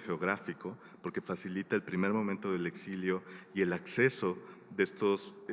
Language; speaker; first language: Spanish; native; Spanish